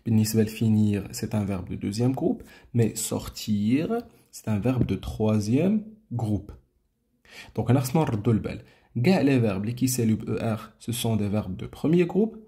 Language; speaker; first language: French; non-native, local second language; Arabic